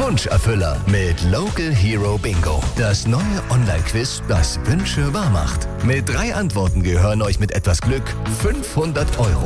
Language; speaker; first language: German; native; German